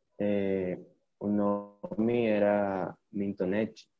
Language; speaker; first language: Portuguese; non-native, learner; Spanish